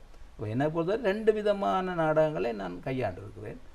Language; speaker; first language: Tamil; native; Tamil